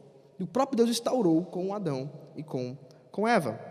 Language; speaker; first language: Portuguese; native; Portuguese